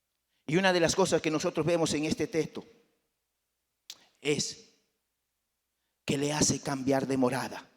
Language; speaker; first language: Spanish; native; Spanish